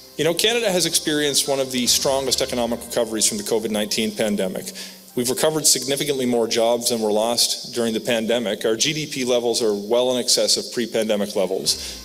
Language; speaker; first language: English; native; English